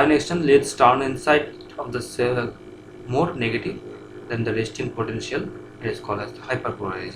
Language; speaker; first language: English; non-native, local second language; Bangla